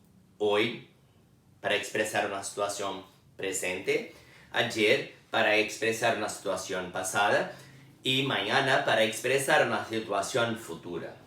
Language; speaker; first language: Spanish; non-native, fluent; Portuguese